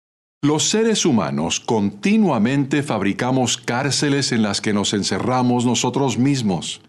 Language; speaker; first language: Spanish; native; Spanish